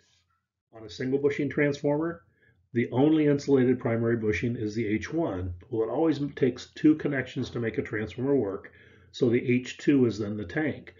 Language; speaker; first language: English; native; English